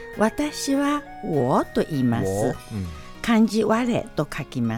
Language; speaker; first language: Japanese; non-native, fluent; Chinese